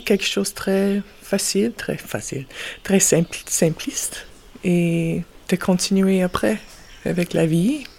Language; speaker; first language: French; non-native, local second language; English